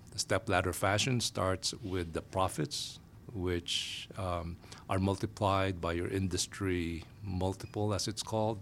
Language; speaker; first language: English; non-native, local second language; Filipino